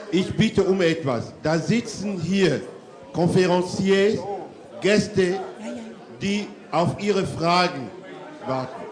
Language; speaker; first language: German; non-native, fluent; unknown